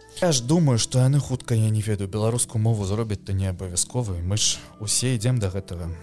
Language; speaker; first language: Belarusian; non-native, local second language; Russian